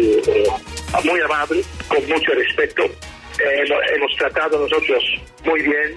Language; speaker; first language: Spanish; non-native, learner; Dutch